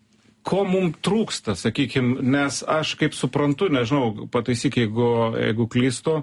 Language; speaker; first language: Lithuanian; native; Lithuanian